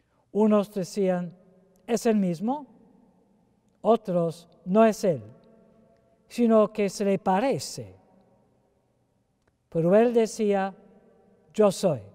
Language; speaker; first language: Spanish; non-native, fluent; English